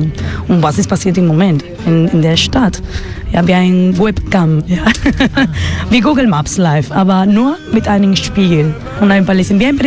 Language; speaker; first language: German; non-native, fluent; Spanish